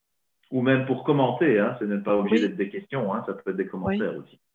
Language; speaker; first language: French; native; French